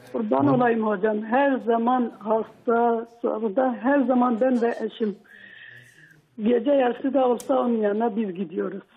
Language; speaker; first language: Turkish; non-native, local second language; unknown